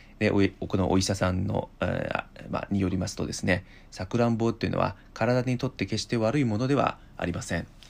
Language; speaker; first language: Japanese; non-native, fluent; Chinese